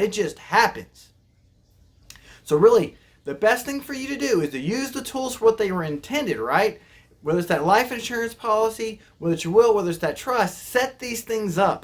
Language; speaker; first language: English; native; English